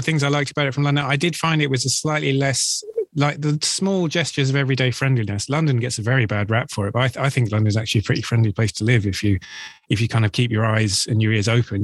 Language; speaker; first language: English; native; English